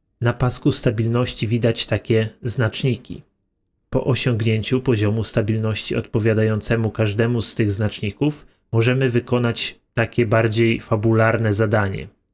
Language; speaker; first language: Polish; native; Polish